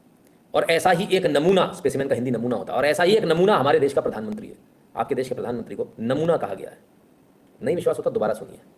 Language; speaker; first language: Hindi; native; Hindi